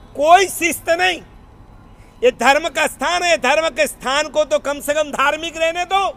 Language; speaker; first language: Hindi; non-native, local second language; Gujarati